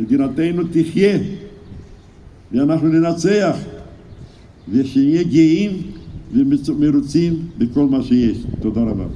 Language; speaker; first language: Hebrew; non-native, fluent; Romanian